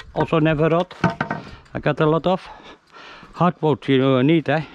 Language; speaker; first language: English; non-native, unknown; Dutch